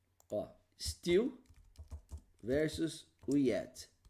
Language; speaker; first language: English; non-native, fluent; Portuguese